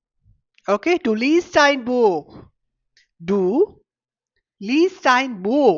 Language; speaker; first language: German; non-native, fluent; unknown